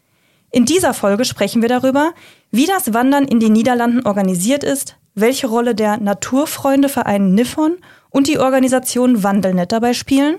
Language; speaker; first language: German; native; German